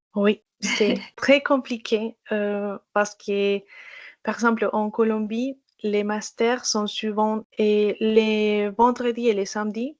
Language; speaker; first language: French; non-native, fluent; Spanish